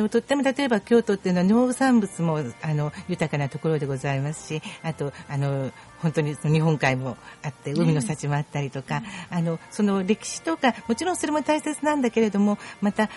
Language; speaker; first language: Japanese; native; Japanese